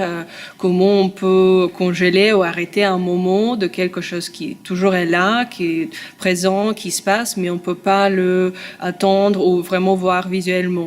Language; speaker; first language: French; non-native, fluent; Russian